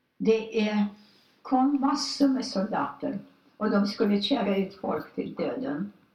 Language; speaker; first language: Swedish; non-native, fluent; Polish